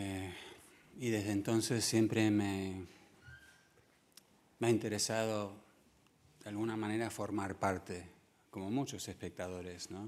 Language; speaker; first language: Spanish; early bilingual, other home language; English